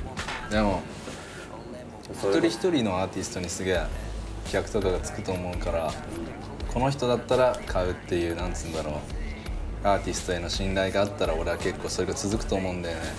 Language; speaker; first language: Japanese; native; Japanese